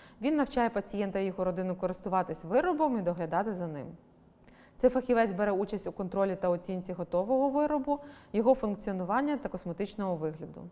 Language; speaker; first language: Ukrainian; native; Ukrainian